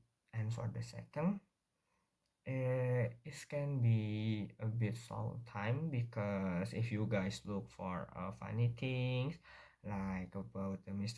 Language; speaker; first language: English; non-native, learner; Indonesian